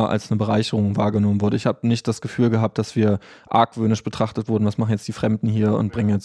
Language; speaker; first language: German; native; German